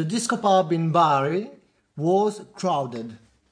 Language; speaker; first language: English; non-native, learner; Italian